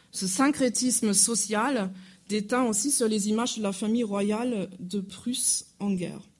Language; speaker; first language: French; non-native, fluent; German